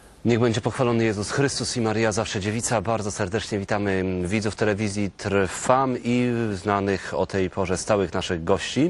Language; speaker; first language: Polish; native; Polish